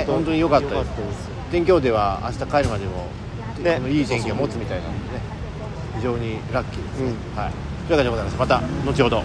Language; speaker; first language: Japanese; native; Japanese